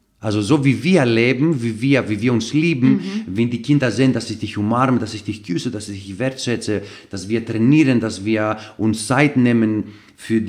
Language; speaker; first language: German; non-native, fluent; Greek